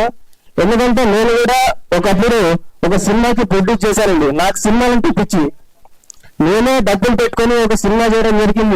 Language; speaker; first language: Telugu; native; Telugu